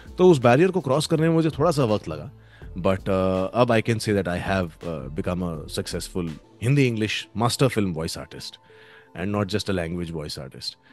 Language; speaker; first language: Hindi; native; Hindi